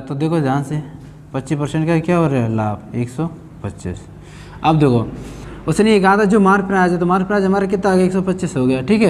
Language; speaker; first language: Hindi; native; Hindi